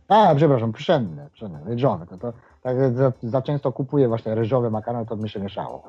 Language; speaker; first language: Polish; non-native, fluent; Japanese